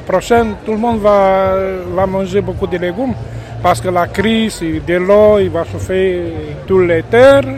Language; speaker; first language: French; non-native, learner; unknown